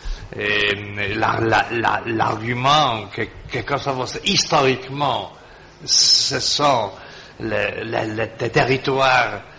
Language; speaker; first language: French; non-native, fluent; Polish